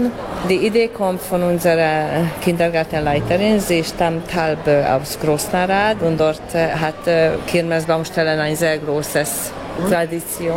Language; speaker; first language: German; native; German